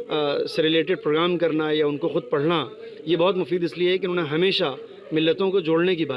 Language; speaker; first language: Urdu; native; Urdu